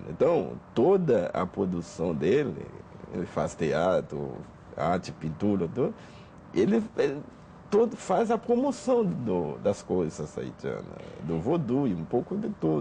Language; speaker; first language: Portuguese; non-native, fluent; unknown